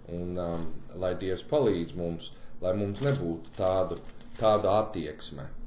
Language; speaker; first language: Latvian; early bilingual, heritage; Latvian